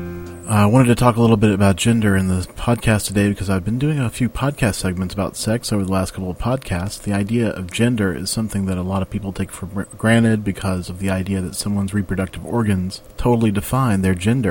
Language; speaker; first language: English; native; English